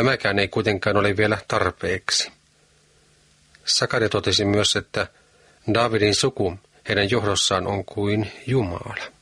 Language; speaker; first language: Finnish; native; Finnish